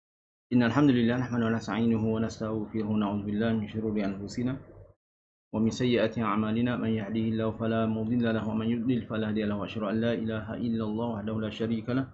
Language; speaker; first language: Arabic; non-native, fluent; Malay